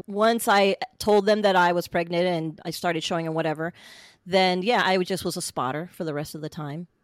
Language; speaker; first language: English; native; English